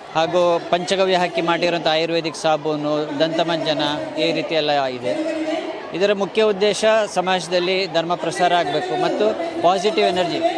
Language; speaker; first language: Kannada; non-native, local second language; Kodava